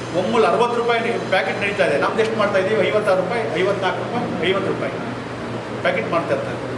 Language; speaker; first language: Kannada; native; Kannada